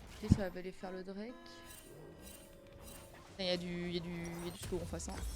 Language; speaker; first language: French; native; French